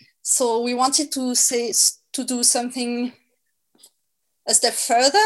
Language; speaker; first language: English; non-native, fluent; French